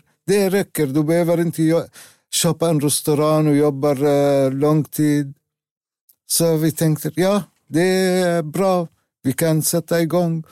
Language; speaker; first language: Swedish; non-native, learner; Arabic